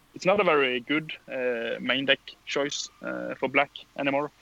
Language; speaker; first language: English; non-native, fluent; Swedish